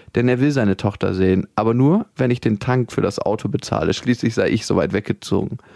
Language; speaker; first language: German; native; German